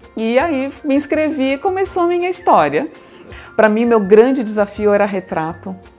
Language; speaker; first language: Portuguese; native; Portuguese